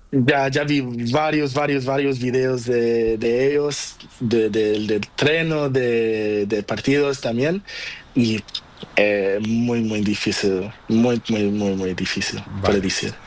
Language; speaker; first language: Spanish; non-native, learner; Portuguese